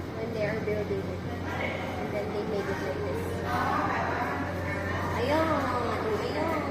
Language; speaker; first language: English; non-native, local second language; Filipino